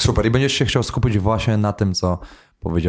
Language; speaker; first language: Polish; native; Polish